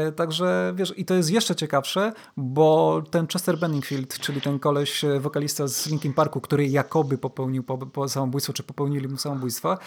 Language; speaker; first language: Polish; native; Polish